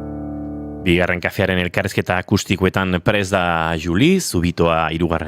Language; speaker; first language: Basque; native; Basque